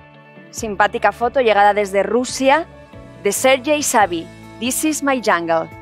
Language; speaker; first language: Spanish; native; Spanish